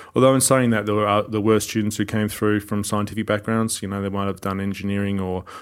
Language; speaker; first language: English; native; English